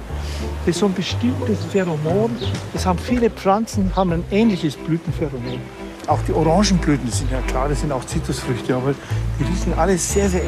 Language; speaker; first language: German; native; German